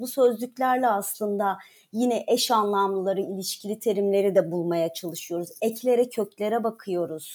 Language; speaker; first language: Turkish; native; Turkish